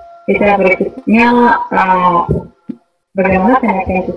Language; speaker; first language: Indonesian; non-native, fluent; Japanese